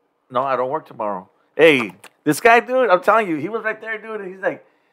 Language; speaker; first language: English; early bilingual, other home language; Spanish